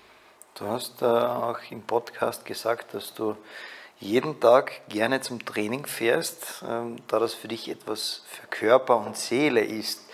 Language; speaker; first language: German; native; German